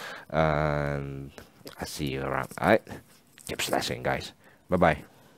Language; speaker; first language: English; non-native, learner; Indonesian